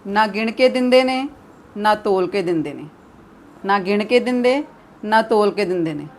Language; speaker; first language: Hindi; non-native, local second language; Punjabi